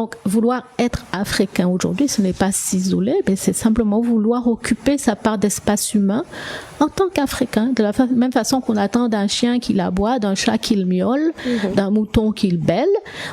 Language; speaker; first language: French; native; French